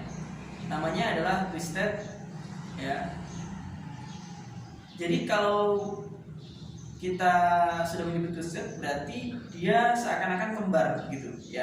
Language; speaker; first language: Indonesian; native; Indonesian